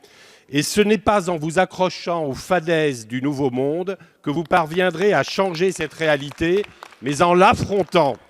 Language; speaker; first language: French; native; French